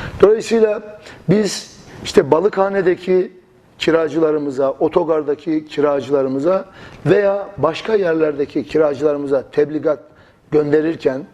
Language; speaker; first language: Turkish; native; Turkish